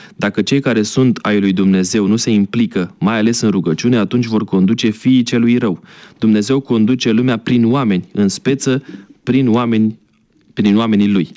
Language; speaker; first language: Romanian; native; Romanian